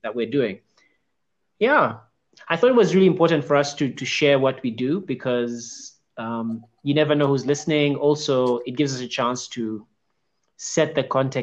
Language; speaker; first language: English; non-native, local second language; Ganda